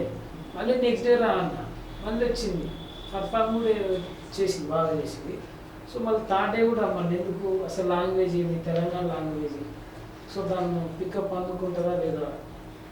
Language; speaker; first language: Telugu; native; Telugu